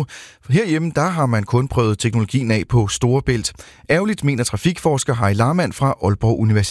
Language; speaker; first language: Danish; native; Danish